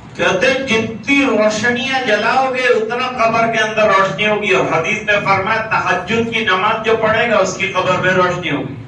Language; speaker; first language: Urdu; non-native, local second language; Gujarati